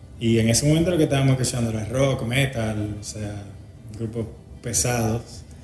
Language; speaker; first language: Spanish; native; Spanish